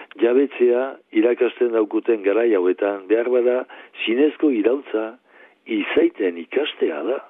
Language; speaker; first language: Basque; native; Basque